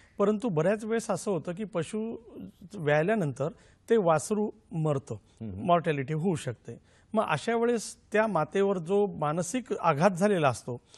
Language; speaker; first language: Marathi; native; Marathi